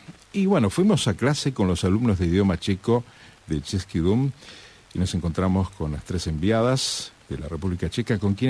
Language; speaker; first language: Spanish; native; Spanish